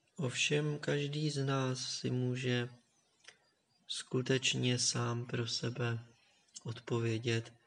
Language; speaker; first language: Czech; native; Czech